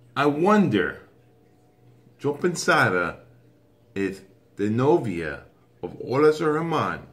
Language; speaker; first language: Spanish; non-native, learner; English